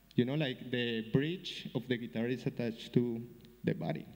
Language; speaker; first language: English; non-native, fluent; Spanish